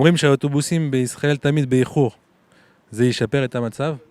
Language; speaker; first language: Hebrew; non-native, fluent; French